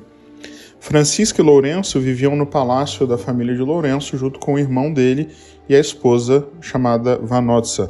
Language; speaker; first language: Portuguese; native; Portuguese